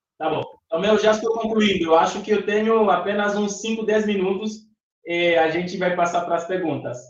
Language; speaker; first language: Portuguese; non-native, fluent; Fon